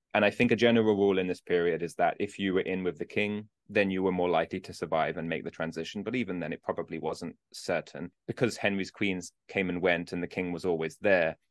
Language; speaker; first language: English; native; English